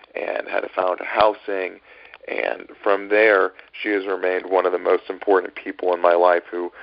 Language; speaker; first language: English; native; English